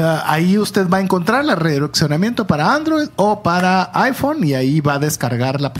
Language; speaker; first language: Spanish; native; Spanish